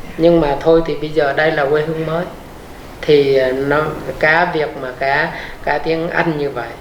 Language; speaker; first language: Vietnamese; native; Vietnamese